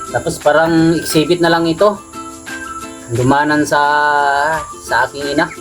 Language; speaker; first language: Filipino; non-native, fluent; Cebuano